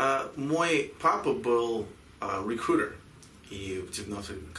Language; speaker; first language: Russian; early bilingual, heritage; Russian